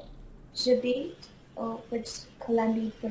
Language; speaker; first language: French; non-native, learner; English